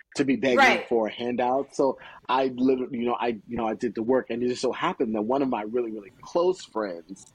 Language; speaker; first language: English; native; English